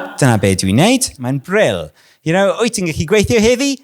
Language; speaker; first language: Welsh; non-native, local second language; English